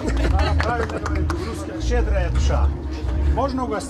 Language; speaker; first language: Russian; non-native, local second language; Kyrgyz